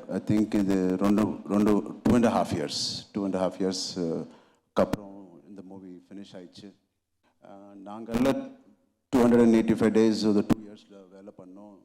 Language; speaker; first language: Tamil; non-native, local second language; Telugu